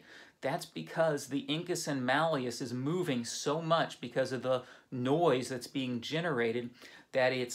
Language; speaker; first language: English; native; English